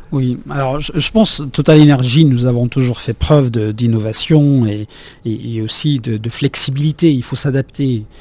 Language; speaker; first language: French; non-native, local second language; Arabic